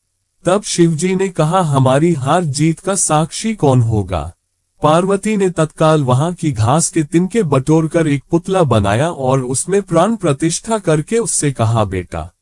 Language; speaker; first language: Hindi; native; Hindi